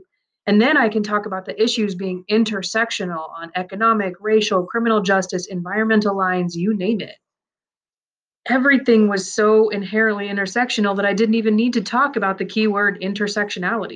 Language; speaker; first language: English; early bilingual, other home language; Persian